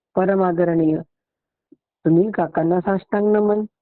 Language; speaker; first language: Hindi; non-native, local second language; Marathi